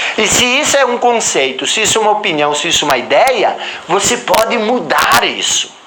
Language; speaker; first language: Portuguese; non-native, local second language; German